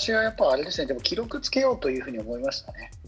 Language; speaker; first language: Japanese; native; Japanese